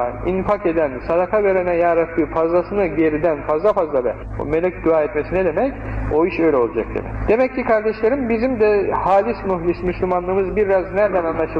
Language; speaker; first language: Turkish; native; Turkish